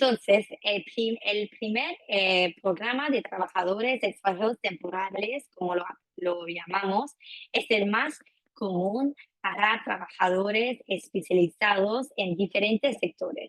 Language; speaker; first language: Spanish; non-native, fluent; French